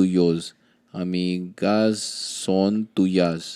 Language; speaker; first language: Spanish; non-native, learner; Hindi